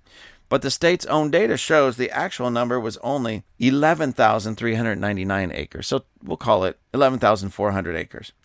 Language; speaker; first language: English; native; English